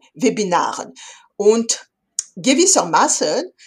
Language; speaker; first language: German; non-native, fluent; French